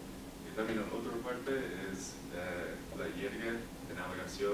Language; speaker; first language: Spanish; non-native, learner; English